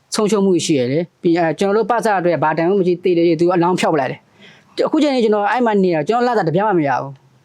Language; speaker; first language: Burmese; non-native, local second language; Karen languages